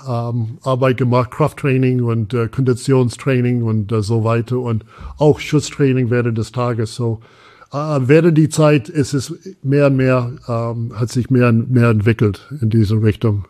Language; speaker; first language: German; non-native, fluent; English